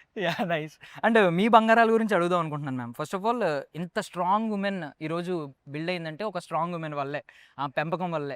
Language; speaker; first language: Telugu; native; Telugu